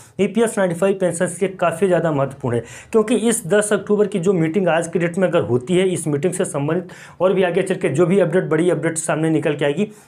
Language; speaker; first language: Hindi; native; Hindi